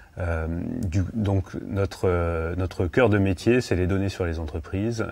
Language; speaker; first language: French; native; French